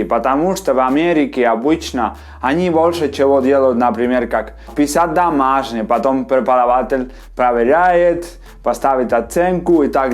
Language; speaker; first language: Russian; non-native, fluent; Spanish